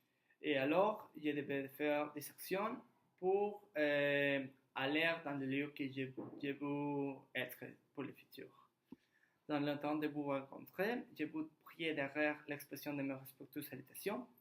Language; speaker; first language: French; non-native, learner; Spanish